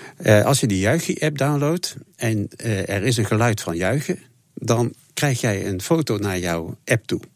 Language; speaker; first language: Dutch; native; Dutch